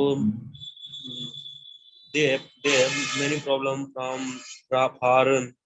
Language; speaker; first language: English; non-native, learner; Hindi